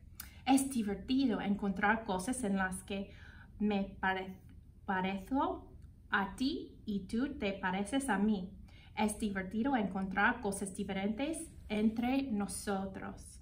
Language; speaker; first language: Spanish; non-native, fluent; English